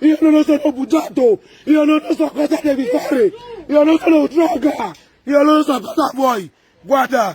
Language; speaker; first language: Italian; non-native, learner; Nigerian Pidgin